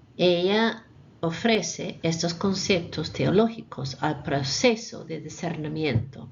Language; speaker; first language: Spanish; non-native, fluent; English